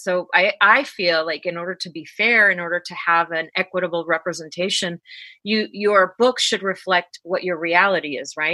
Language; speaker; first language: English; native; English